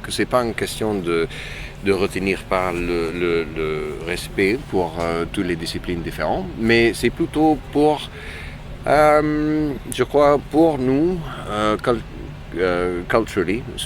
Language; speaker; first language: French; non-native, fluent; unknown